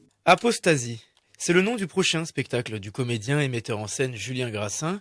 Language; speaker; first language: French; native; French